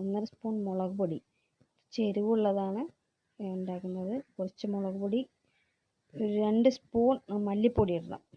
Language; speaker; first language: Malayalam; native; Malayalam